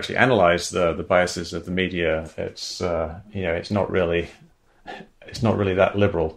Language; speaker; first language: English; native; English